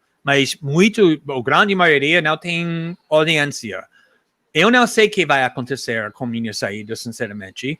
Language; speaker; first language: Portuguese; non-native, fluent; English